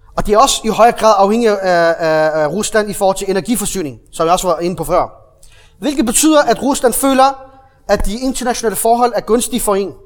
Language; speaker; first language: Danish; early bilingual, other home language; Arabic